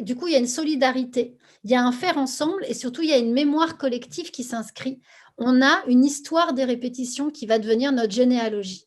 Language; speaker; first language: French; native; French